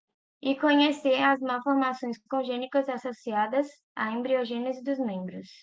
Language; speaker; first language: Portuguese; native; Portuguese